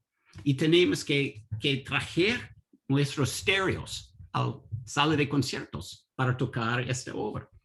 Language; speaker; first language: Spanish; non-native, learner; English